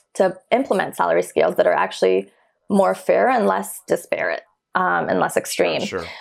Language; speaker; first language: English; early bilingual, other home language; German